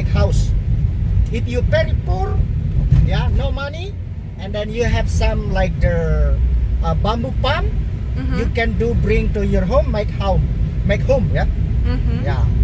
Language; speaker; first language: English; non-native, learner; Indonesian